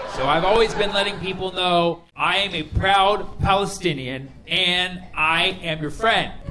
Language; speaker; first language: English; early bilingual, other home language; Arabic